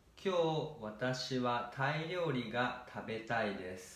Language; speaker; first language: Japanese; non-native, fluent; Thai